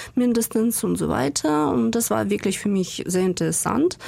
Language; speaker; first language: German; non-native, fluent; Ukrainian